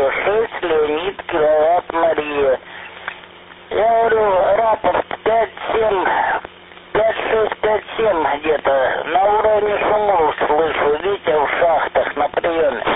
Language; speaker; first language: Russian; native; Russian